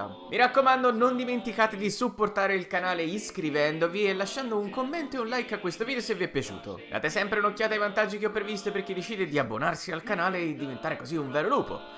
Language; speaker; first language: Italian; native; Italian